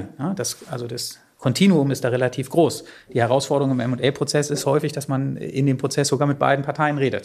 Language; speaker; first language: German; native; German